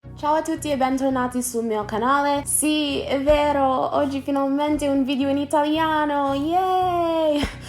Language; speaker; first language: Italian; non-native, fluent; English